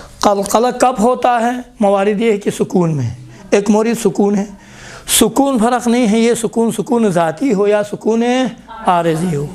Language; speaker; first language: Urdu; non-native, local second language; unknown